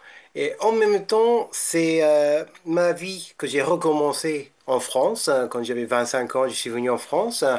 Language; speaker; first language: French; non-native, fluent; Japanese